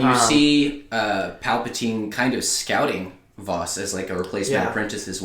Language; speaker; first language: English; native; English